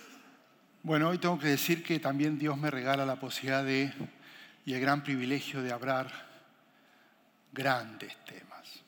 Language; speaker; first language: Spanish; native; Spanish